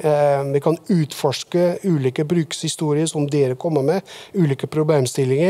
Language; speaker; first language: Norwegian; non-native, fluent; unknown